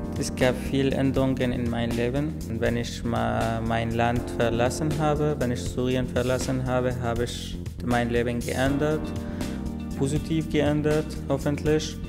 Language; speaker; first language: German; non-native, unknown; Arabic